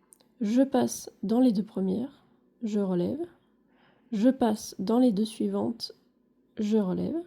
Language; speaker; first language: French; native; French